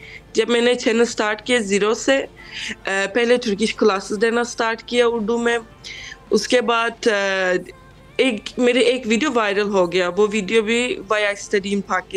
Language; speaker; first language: Hindi; non-native, fluent; Turkish